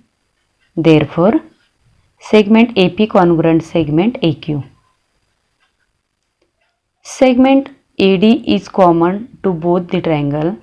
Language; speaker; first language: English; non-native, local second language; Marathi